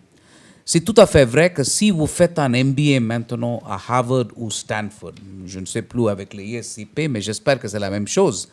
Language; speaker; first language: French; non-native, fluent; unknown